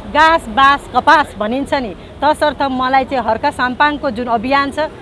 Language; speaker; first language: Nepali; native; Nepali